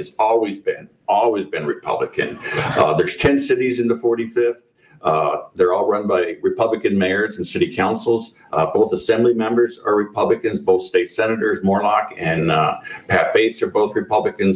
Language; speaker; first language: English; native; English